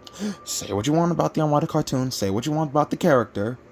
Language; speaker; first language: English; native; English